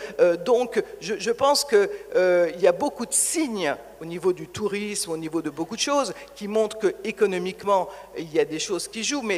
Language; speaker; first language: French; native; French